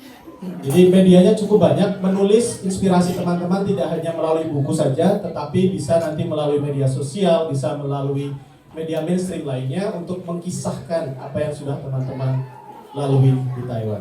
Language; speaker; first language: Indonesian; native; Indonesian